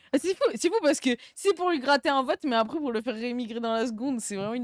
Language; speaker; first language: French; native; French